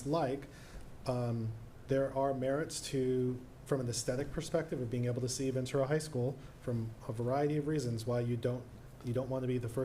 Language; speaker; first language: English; native; English